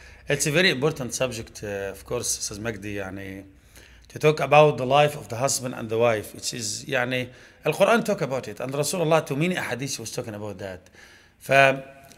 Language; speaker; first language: English; non-native, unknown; Arabic